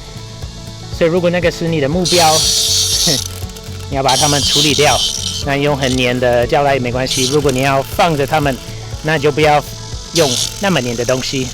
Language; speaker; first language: Chinese; non-native, fluent; English